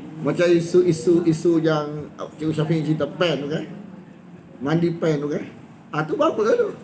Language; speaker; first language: Malay; native; Malay